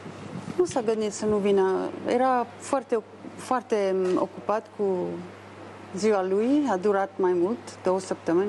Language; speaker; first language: Romanian; non-native, fluent; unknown